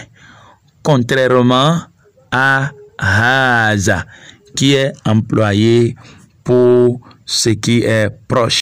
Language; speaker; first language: French; non-native, local second language; Fon